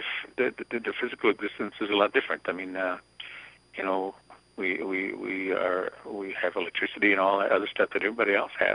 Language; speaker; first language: English; early bilingual, other home language; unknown